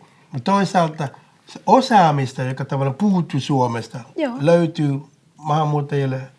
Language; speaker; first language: Finnish; non-native, fluent; English